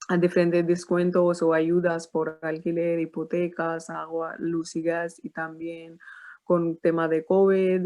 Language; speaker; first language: Spanish; non-native, learner; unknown